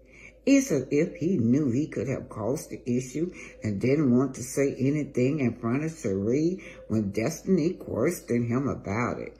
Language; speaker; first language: English; native; English